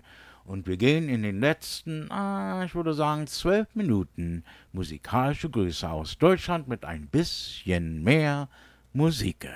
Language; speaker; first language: German; early bilingual, heritage; English